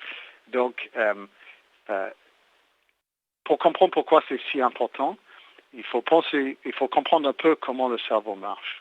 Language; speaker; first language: French; native; French